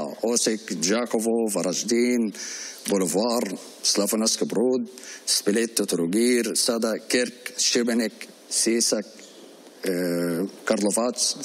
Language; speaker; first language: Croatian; non-native, learner; Arabic